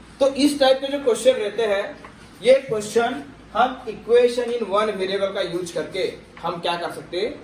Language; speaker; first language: Hindi; non-native, local second language; Marathi